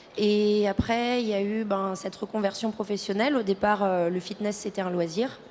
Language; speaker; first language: French; native; French